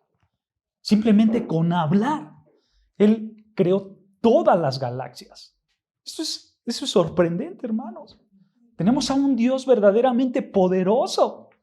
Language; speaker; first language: Spanish; native; Spanish